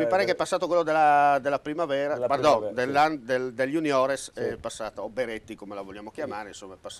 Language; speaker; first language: Italian; native; Italian